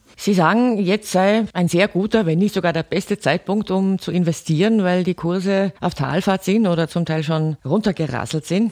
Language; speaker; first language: German; native; German